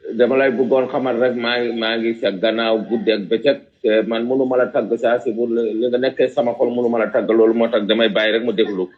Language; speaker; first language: Wolof; non-native, local second language; Fula